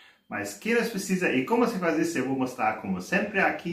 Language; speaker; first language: Portuguese; non-native, fluent; German